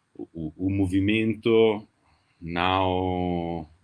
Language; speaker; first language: Portuguese; non-native, fluent; Italian